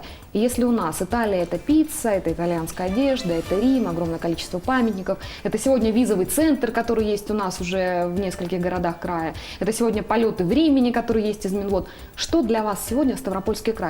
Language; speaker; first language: Russian; native; Russian